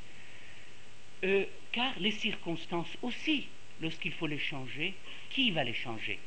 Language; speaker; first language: French; non-native, fluent; Persian